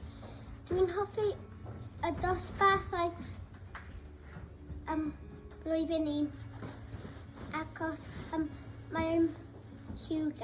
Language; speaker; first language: Welsh; non-native, local second language; English